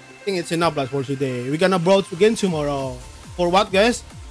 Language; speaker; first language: English; non-native, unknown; Indonesian